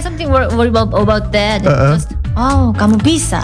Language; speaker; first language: English; non-native, learner; Indonesian